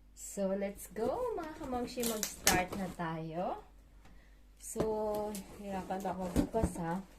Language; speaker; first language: Filipino; native; Filipino